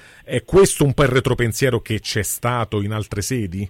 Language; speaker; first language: Italian; native; Italian